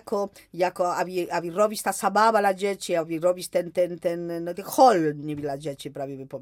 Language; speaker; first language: Polish; non-native, fluent; Spanish